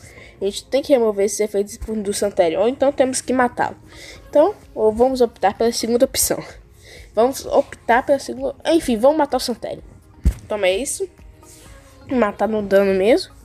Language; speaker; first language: Portuguese; native; Portuguese